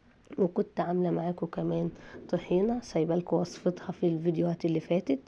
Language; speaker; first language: Arabic; native; Arabic